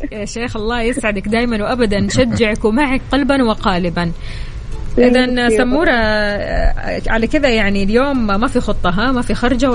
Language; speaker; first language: Arabic; native; Arabic